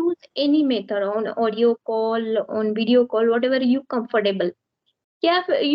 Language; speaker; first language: English; non-native, learner; Marathi